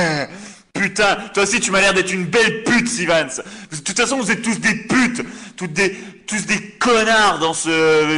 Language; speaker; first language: French; native; French